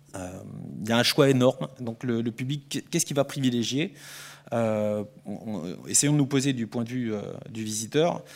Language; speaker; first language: French; native; French